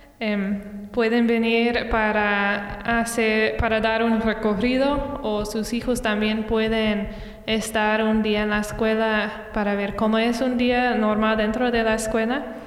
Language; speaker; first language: Spanish; non-native, fluent; English